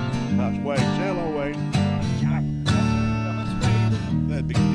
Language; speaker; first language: English; native; English